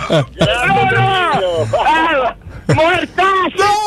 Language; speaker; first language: Italian; non-native, fluent; Portuguese